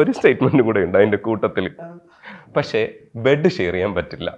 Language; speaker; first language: Malayalam; native; Malayalam